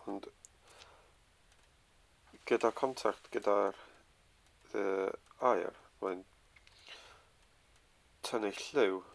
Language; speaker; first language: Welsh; non-native, learner; English